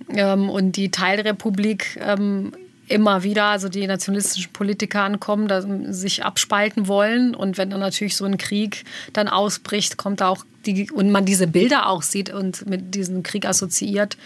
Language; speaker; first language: German; early bilingual, other home language; Bosnian